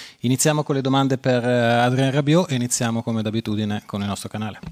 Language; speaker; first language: Italian; native; Italian